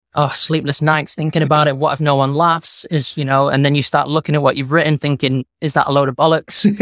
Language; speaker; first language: English; native; English